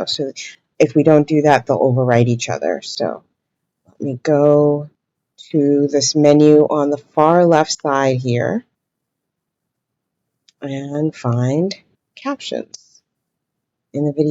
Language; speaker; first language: English; native; English